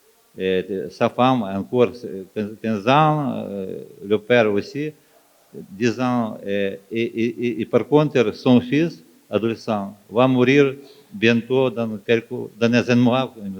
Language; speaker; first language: French; non-native, fluent; Ukrainian